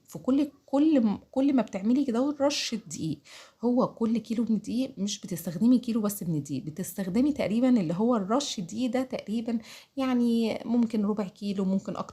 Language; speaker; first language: Arabic; native; Arabic